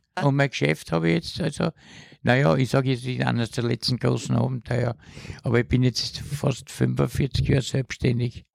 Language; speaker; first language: German; native; German